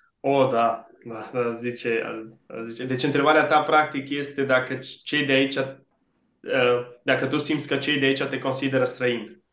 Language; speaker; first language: Romanian; early bilingual, heritage; Romanian